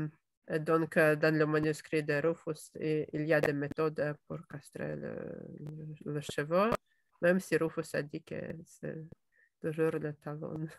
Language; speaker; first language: French; non-native, fluent; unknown